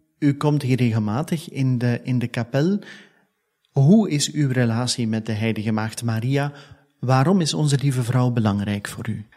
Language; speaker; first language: Dutch; native; Dutch